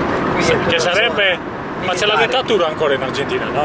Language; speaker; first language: Italian; native; Italian